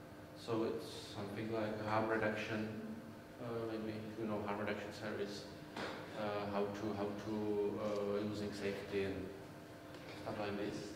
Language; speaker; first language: English; non-native, learner; Czech